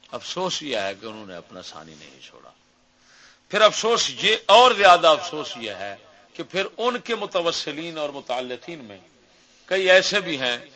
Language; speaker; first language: Urdu; non-native, local second language; Punjabi